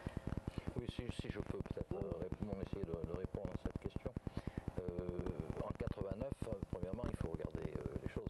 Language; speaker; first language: French; native; French